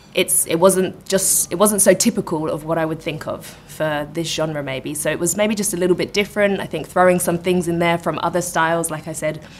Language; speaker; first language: English; native; English